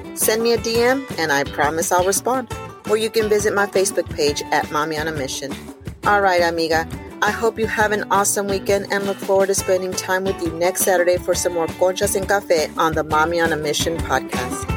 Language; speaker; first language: English; early bilingual, other home language; Spanish